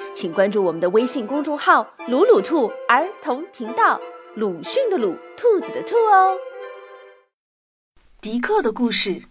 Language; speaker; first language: Chinese; native; Chinese